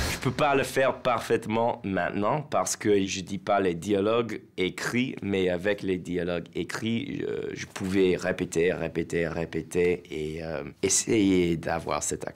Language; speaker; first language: French; non-native, learner; English